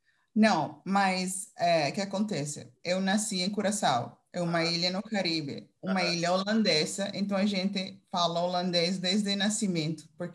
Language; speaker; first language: Portuguese; non-native, fluent; Dutch